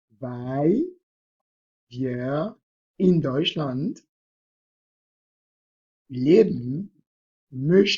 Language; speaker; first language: German; non-native, fluent; French